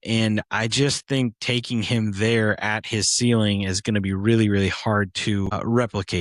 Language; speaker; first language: English; native; English